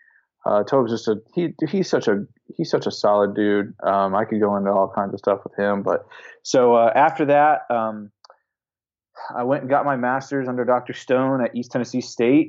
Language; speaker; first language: English; native; English